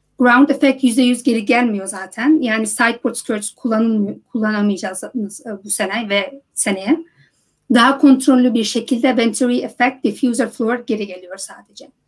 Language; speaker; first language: Turkish; early bilingual, heritage; Turkish